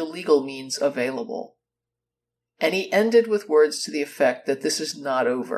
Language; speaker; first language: English; native; English